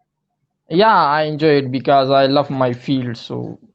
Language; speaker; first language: English; non-native, learner; Pashto